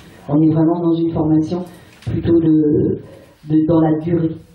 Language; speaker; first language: French; native; French